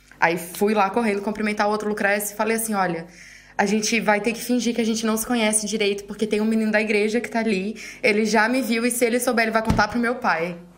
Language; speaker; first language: Portuguese; native; Portuguese